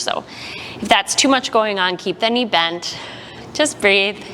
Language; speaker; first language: English; native; English